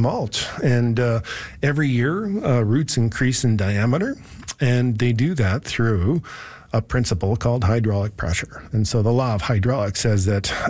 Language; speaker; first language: English; native; English